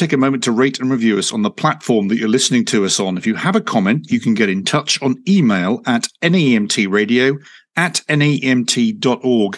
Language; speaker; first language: English; native; English